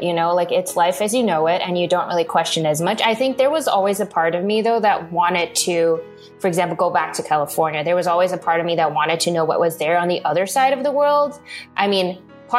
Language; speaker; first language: English; non-native, local second language; Cantonese